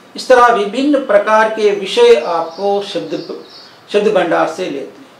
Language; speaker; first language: Hindi; non-native, local second language; Telugu